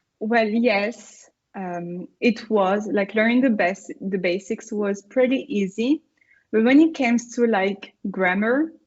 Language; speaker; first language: English; non-native, fluent; French